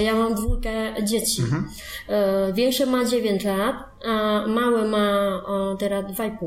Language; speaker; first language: Polish; non-native, fluent; Vietnamese